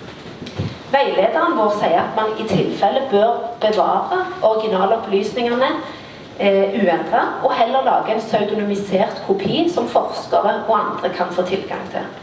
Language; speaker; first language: Norwegian; native; Norwegian